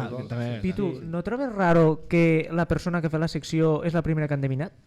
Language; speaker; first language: Catalan; native; Catalan